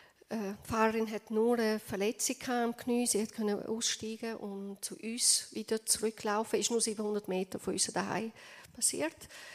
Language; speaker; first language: German; non-native, fluent; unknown